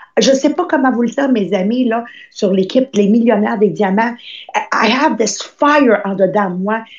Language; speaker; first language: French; native; French